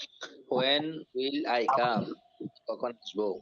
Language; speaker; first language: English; non-native, learner; Bangla